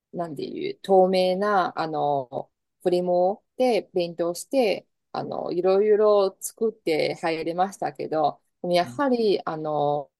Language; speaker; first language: Japanese; non-native, fluent; Chinese